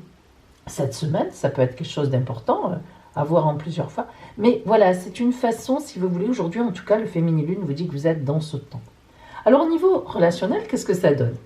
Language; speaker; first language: French; native; French